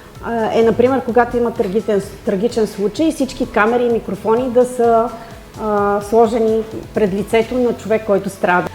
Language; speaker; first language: Bulgarian; native; Bulgarian